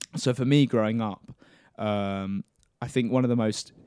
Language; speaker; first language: English; native; English